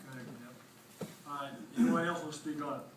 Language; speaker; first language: English; native; English